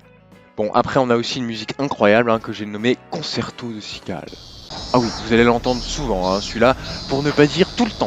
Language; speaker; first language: French; native; French